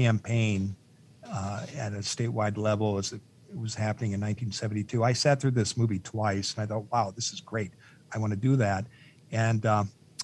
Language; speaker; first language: English; native; English